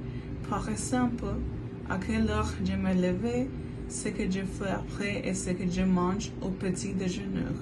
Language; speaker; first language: French; non-native, learner; Spanish